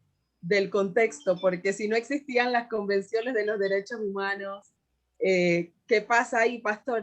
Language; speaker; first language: Spanish; native; Spanish